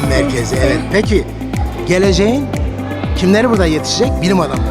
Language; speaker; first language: Turkish; native; Turkish